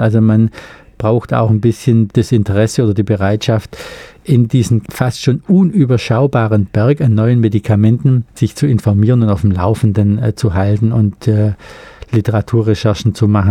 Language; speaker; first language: German; native; German